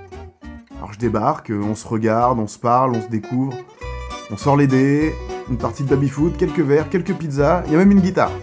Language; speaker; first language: French; native; French